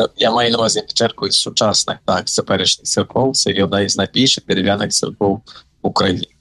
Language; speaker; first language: Ukrainian; native; Ukrainian